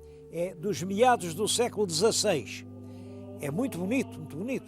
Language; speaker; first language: Portuguese; native; Portuguese